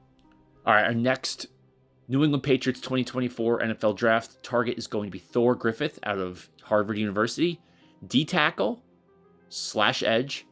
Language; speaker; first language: English; native; English